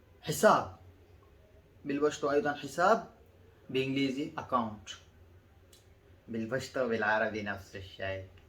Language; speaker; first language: Arabic; non-native, fluent; Pashto